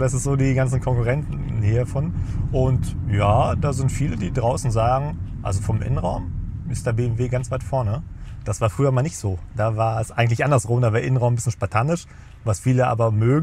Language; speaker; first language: German; native; German